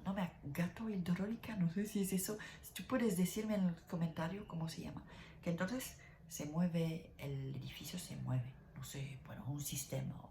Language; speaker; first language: Spanish; non-native, learner; French